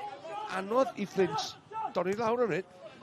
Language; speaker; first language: Welsh; native; Welsh